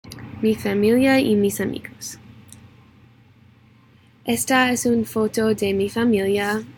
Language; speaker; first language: Spanish; non-native, learner; English